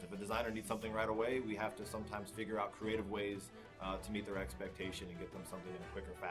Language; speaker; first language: English; native; English